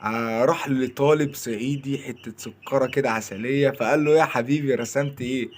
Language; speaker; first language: Arabic; native; Arabic